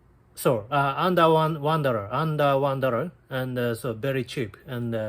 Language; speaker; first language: English; non-native, learner; Japanese